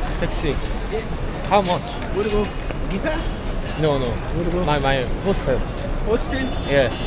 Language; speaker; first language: English; non-native, learner; Korean